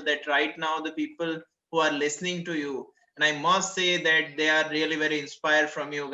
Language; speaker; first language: English; non-native, local second language; Gujarati